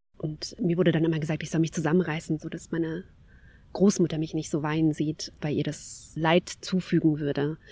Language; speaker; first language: German; early bilingual, other home language; Kabyle